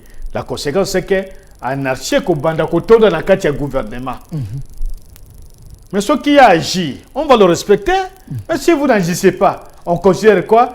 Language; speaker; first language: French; non-native, local second language; Lingala